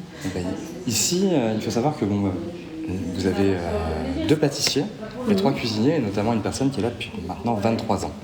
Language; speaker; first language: French; native; French